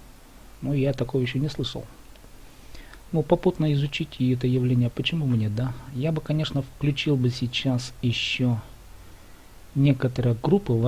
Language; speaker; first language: Russian; native; Russian